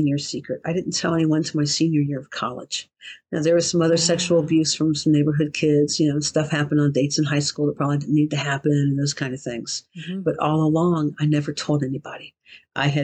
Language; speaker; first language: English; native; English